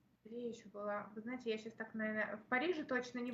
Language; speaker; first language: Russian; native; Russian